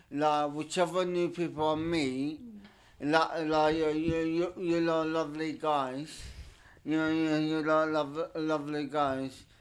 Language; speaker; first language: English; non-native, fluent; Turkish